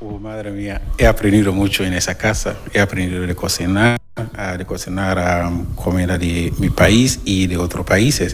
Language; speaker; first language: Spanish; non-native, learner; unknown